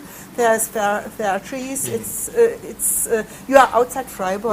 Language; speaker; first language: English; non-native, fluent; German